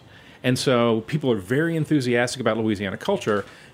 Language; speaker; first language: English; native; English